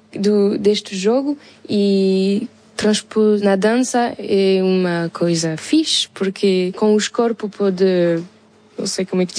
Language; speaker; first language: Portuguese; non-native, fluent; French